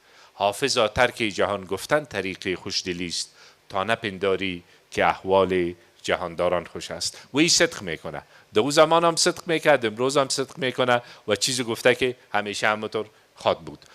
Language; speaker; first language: Persian; native; Persian